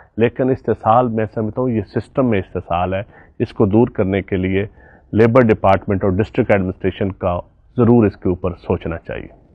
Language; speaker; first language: Urdu; non-native, local second language; Punjabi